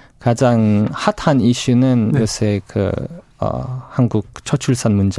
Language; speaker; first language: Korean; non-native, fluent; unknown